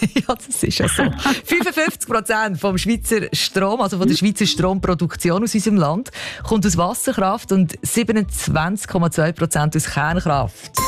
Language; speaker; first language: German; native; German